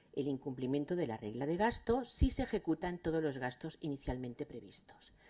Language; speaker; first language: Spanish; non-native, local second language; Catalan